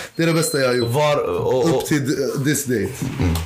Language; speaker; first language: Swedish; native; Swedish